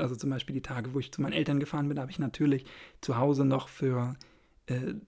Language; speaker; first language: German; native; German